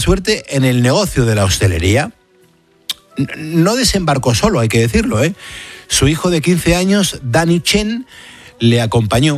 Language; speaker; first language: Spanish; native; Spanish